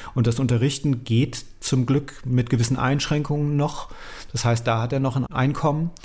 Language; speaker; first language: German; native; German